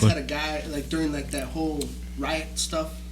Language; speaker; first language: English; early bilingual, other home language; Spanish